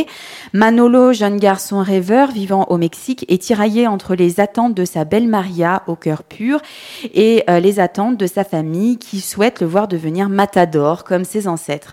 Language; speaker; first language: French; native; French